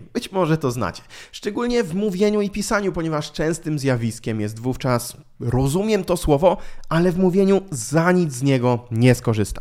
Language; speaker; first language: Polish; native; Polish